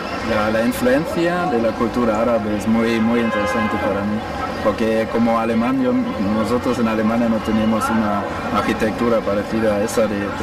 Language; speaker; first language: Spanish; non-native, fluent; German